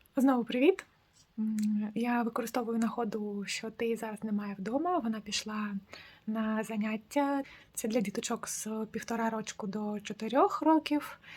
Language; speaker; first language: Ukrainian; non-native, local second language; Russian